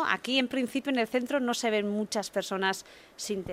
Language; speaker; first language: Spanish; native; Spanish